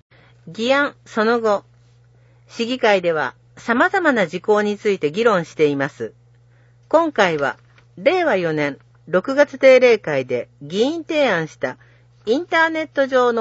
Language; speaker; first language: Japanese; native; Japanese